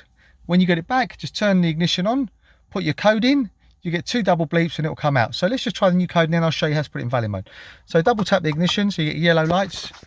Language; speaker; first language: English; native; English